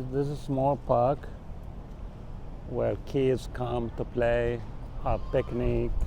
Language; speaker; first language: English; non-native, learner; Arabic